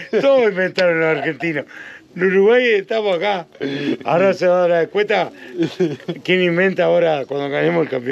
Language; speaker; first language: Spanish; native; Spanish